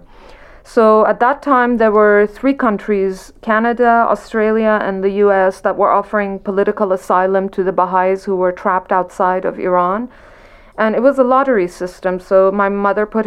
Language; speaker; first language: English; non-native, local second language; Persian